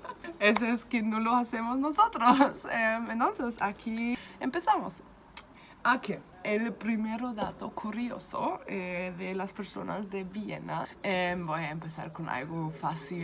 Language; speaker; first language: Spanish; non-native, fluent; German